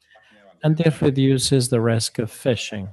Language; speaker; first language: English; non-native, fluent; Spanish